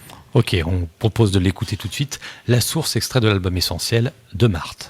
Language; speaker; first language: French; native; French